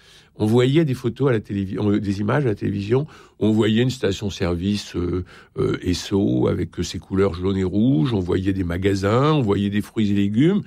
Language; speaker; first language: French; native; French